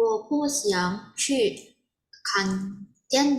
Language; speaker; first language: Chinese; non-native, learner; Indonesian